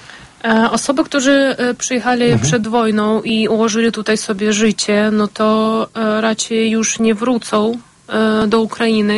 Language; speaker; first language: Polish; non-native, fluent; Ukrainian